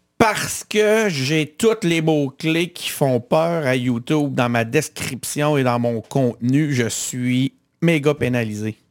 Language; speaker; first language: French; native; French